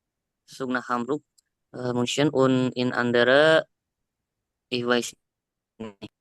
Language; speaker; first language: German; non-native, learner; Indonesian